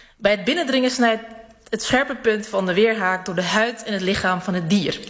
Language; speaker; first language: Dutch; early bilingual, other home language; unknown